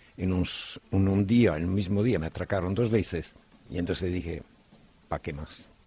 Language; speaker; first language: Spanish; non-native, fluent; Italian